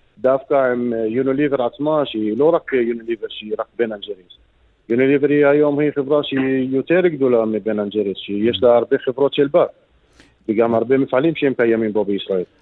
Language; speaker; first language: Hebrew; non-native, local second language; Arabic